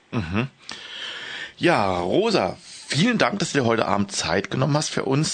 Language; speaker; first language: German; native; German